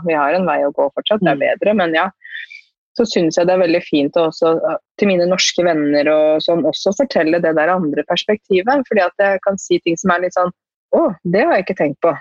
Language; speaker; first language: Norwegian; native; Norwegian